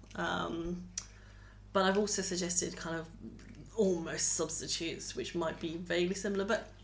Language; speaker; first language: English; native; English